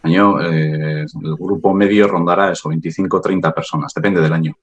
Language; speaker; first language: Spanish; non-native, local second language; Basque